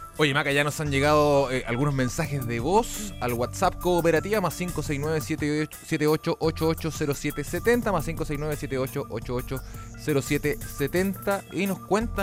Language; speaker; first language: Spanish; native; Spanish